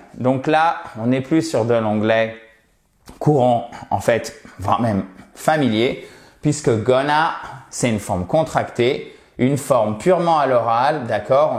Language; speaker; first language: French; native; French